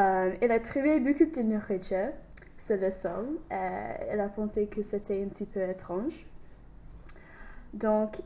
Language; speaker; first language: French; non-native, learner; English